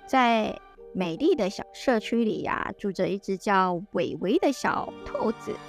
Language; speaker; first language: Chinese; native; Chinese